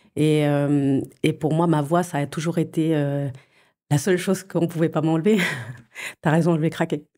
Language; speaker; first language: French; early bilingual, other home language; Portuguese